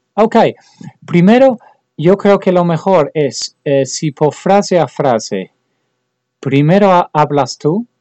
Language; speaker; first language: Spanish; non-native, fluent; English